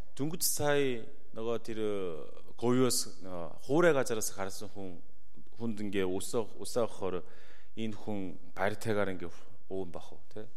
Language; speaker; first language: Mongolian; non-native, fluent; Korean